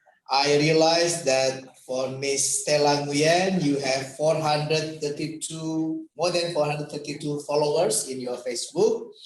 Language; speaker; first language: English; non-native, fluent; Indonesian